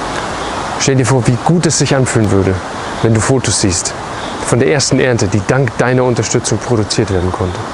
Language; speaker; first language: German; native; German